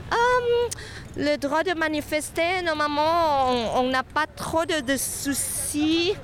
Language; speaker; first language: French; non-native, fluent; Thai